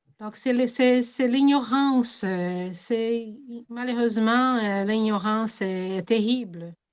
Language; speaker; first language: French; non-native, fluent; Portuguese